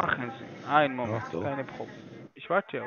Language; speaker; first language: German; non-native, fluent; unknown